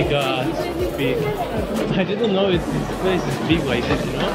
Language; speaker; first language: English; non-native, learner; Turkish